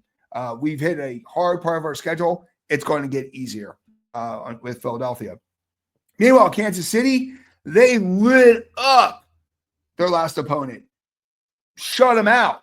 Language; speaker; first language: English; native; English